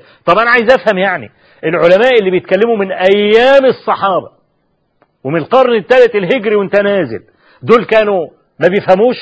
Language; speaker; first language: Arabic; native; Arabic